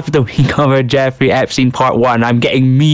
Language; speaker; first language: English; native; English